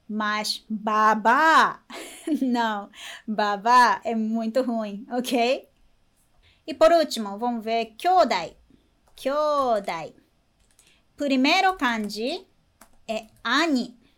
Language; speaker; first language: Portuguese; non-native, fluent; Japanese